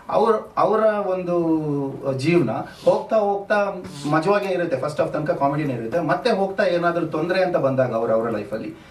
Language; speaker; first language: Kannada; non-native, local second language; Tulu